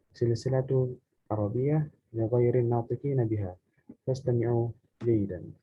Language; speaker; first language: Arabic; non-native, learner; Indonesian